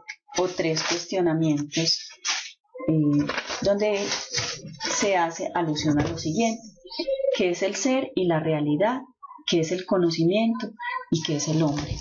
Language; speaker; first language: Spanish; native; Spanish